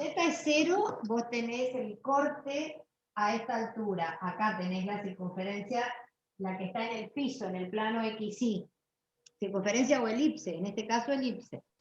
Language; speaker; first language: Spanish; native; Spanish